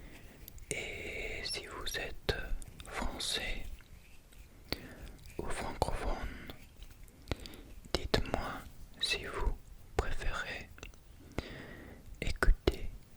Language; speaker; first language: French; non-native, fluent; English